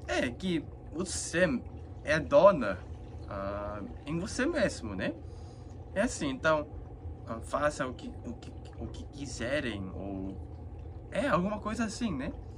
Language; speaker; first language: Portuguese; non-native, fluent; Korean